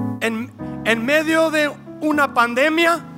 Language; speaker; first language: Spanish; early bilingual, heritage; Spanish